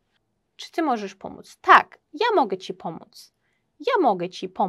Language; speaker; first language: Polish; non-native, fluent; Uzbek